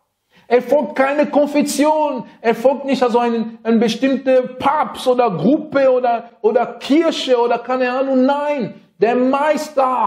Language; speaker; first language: German; non-native, fluent; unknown